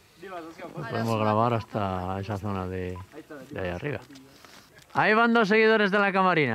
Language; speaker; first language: Spanish; native; Spanish